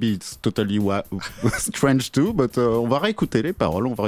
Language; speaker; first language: French; native; French